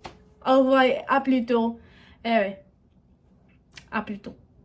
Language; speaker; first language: French; non-native, learner; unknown